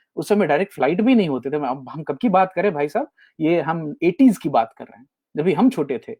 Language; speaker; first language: Hindi; native; Hindi